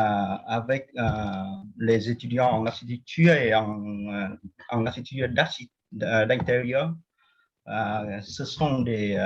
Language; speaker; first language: French; non-native, fluent; Vietnamese